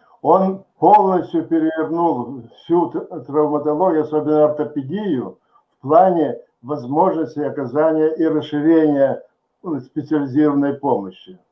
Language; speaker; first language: Russian; native; Russian